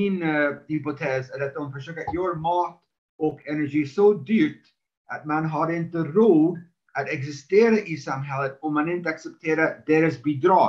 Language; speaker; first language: Swedish; non-native, fluent; English